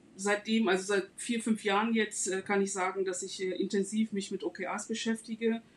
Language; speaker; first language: German; non-native, fluent; Turkish